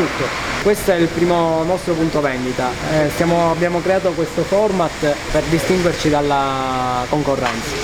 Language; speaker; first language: Italian; native; Italian